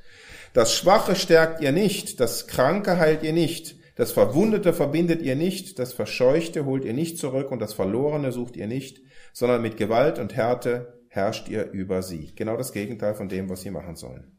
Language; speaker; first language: German; native; German